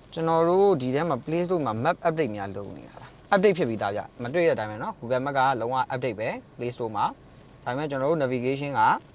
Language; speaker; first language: Burmese; native; Burmese